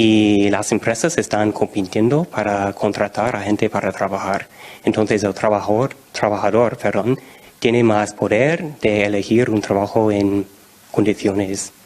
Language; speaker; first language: Spanish; non-native, fluent; English